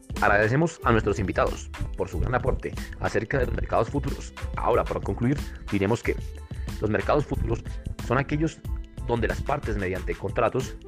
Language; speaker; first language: Spanish; native; Spanish